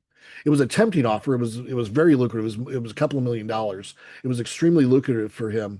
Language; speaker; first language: English; native; English